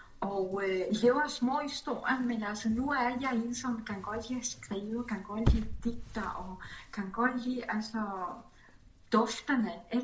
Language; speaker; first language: Danish; early bilingual, other home language; Spanish